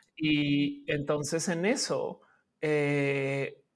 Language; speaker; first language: Spanish; native; Spanish